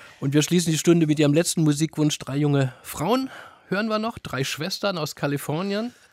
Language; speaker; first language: German; native; German